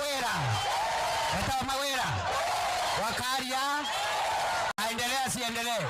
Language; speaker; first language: Swahili; non-native, local second language; Meru